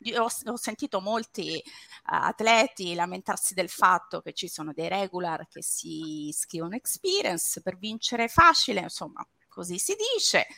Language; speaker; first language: Italian; native; Italian